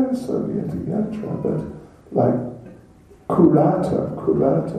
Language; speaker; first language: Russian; non-native, learner; English